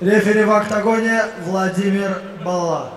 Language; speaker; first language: Russian; native; Russian